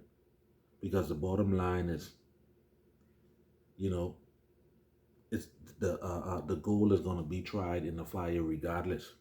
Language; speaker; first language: English; native; English